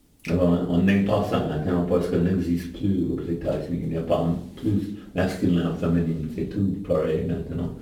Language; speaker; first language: French; non-native, learner; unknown